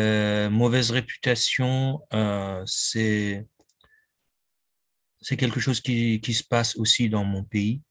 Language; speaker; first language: French; non-native, fluent; Persian